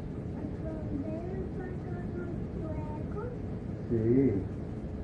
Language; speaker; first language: Spanish; early bilingual, heritage; Spanish